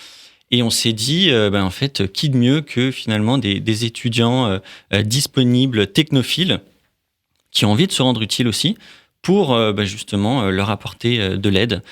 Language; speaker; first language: French; native; French